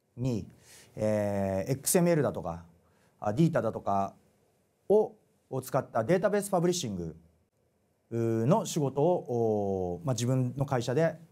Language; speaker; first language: Japanese; native; Japanese